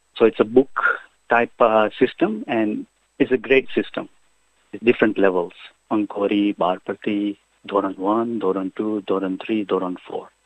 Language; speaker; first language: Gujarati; early bilingual, heritage; Gujarati